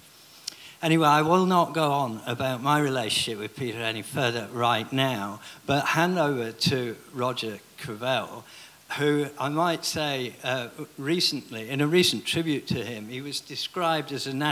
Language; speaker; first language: English; native; English